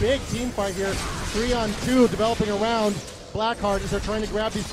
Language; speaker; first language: English; native; English